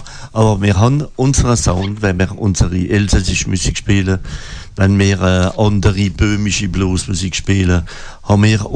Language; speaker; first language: German; non-native, local second language; French